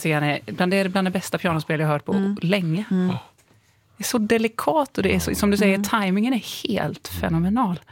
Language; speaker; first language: Swedish; native; Swedish